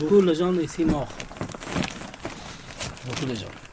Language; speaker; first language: French; non-native, learner; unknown